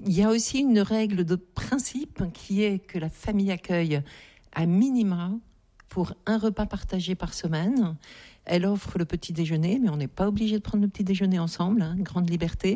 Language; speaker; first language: French; native; French